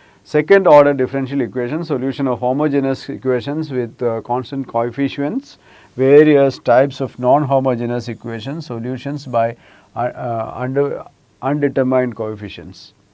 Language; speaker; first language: English; non-native, local second language; Malayalam